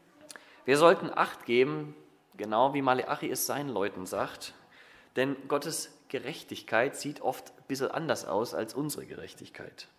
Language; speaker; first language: German; native; German